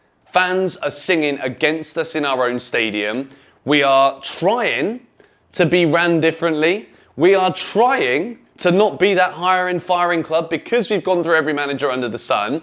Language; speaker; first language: English; native; English